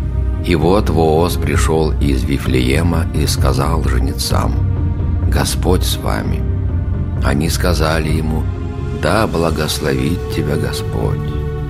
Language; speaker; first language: Russian; native; Russian